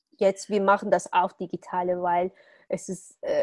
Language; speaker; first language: German; non-native, learner; Turkish